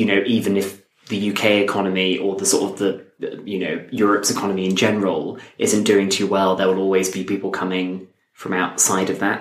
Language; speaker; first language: English; native; English